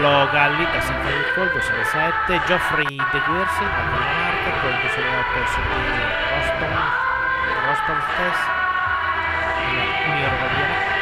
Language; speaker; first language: Italian; native; Italian